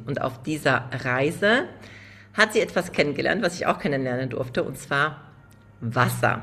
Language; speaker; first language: German; native; German